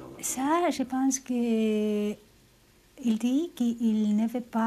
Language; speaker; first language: French; non-native, fluent; Spanish